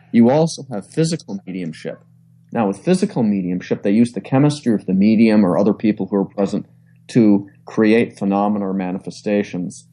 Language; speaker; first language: English; native; English